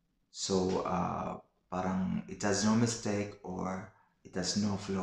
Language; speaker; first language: English; non-native, local second language; Filipino